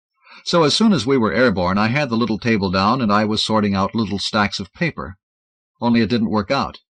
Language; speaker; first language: English; native; English